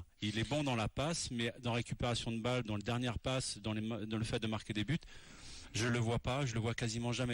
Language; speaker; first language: French; native; French